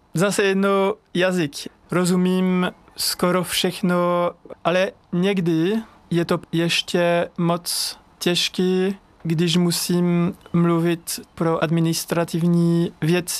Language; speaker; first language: Czech; non-native, learner; French